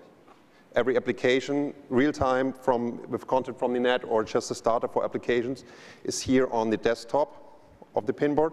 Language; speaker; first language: English; non-native, fluent; German